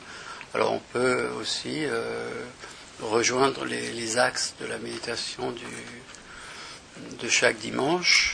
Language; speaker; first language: French; native; French